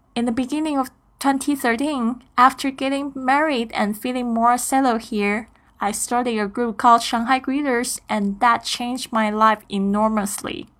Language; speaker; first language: English; non-native, fluent; Chinese